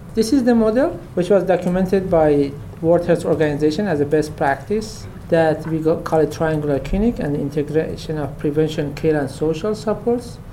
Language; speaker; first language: English; non-native, fluent; Persian